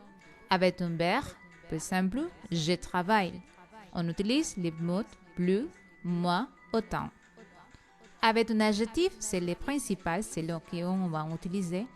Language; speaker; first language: French; non-native, learner; Spanish